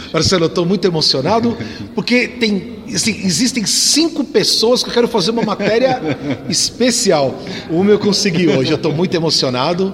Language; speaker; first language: Portuguese; native; Portuguese